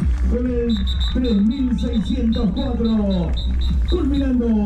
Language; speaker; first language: Spanish; native; Spanish